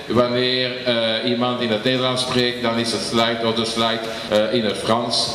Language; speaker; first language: Dutch; non-native, local second language; French